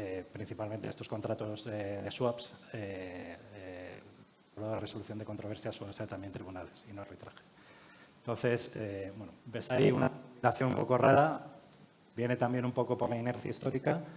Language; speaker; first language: Spanish; native; Spanish